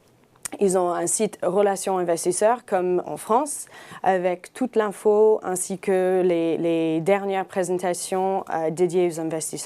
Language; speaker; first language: French; non-native, fluent; English